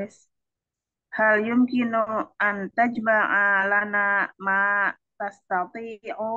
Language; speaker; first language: Arabic; non-native, learner; Indonesian